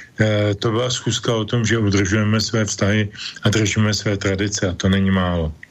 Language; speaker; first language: Czech; native; Czech